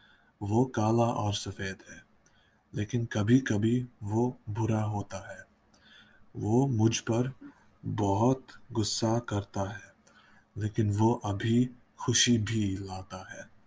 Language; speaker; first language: Hindi; non-native, learner; English